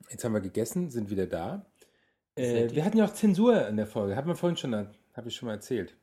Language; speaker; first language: German; native; German